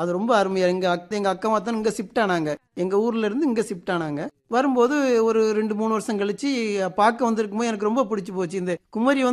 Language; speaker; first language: Tamil; native; Tamil